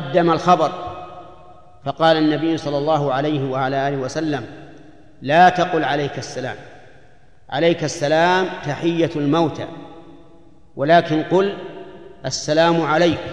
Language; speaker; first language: Arabic; native; Arabic